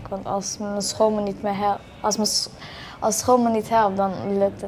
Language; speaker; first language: Dutch; non-native, local second language; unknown